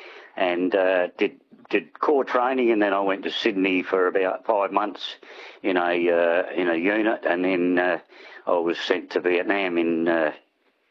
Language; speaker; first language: English; native; English